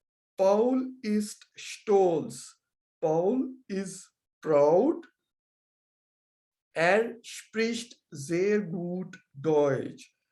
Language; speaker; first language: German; non-native, learner; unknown